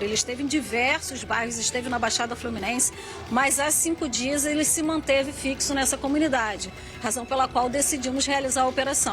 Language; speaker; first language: Portuguese; native; Portuguese